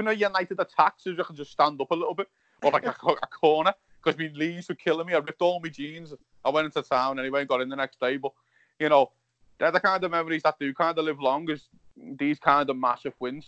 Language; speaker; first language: English; native; English